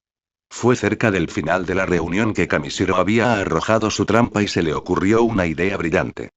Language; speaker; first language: Spanish; native; Spanish